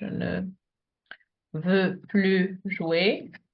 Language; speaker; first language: French; non-native, fluent; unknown